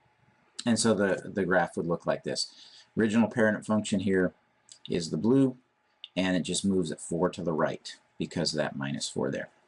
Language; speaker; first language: English; native; English